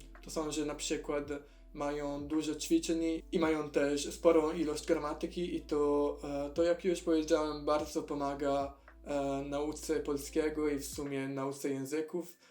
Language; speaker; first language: Polish; non-native, fluent; Italian